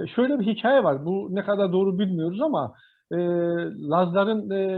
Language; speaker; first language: Turkish; non-native, local second language; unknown